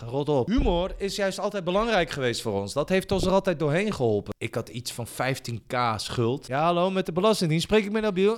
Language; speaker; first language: Dutch; early bilingual, other home language; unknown